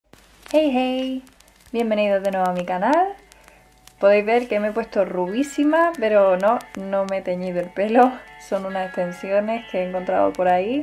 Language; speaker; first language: Spanish; native; Spanish